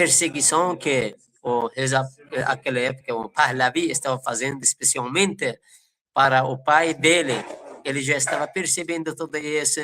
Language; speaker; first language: Portuguese; non-native, fluent; Persian